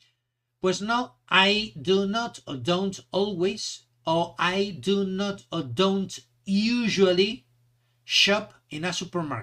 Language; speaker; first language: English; non-native, fluent; Spanish